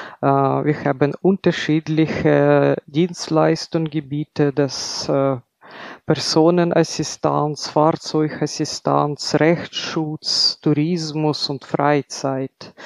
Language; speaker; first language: German; non-native, fluent; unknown